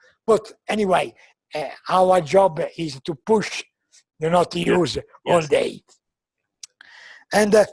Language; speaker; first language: English; non-native, learner; Italian